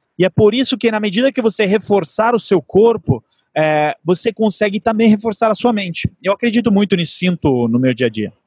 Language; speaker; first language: Portuguese; non-native, fluent; Italian